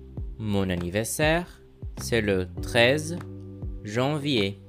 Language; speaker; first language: French; non-native, fluent; Portuguese